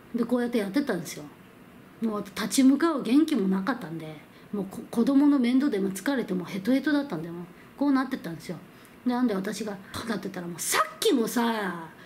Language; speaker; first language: Japanese; non-native, fluent; Korean